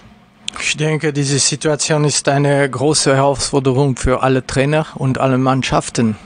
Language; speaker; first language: German; non-native, local second language; French